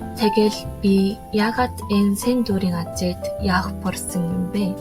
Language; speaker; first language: Mongolian; non-native, learner; Korean